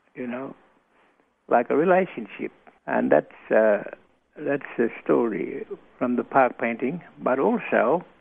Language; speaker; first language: English; non-native, local second language; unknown